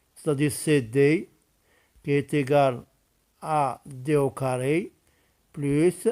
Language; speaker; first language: French; non-native, local second language; Arabic